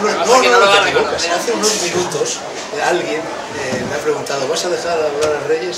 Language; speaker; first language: Spanish; native; Spanish